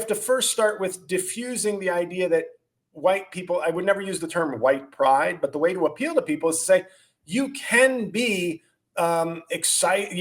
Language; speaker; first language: English; native; English